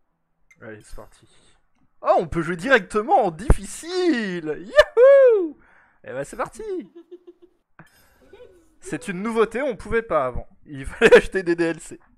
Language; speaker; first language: French; native; French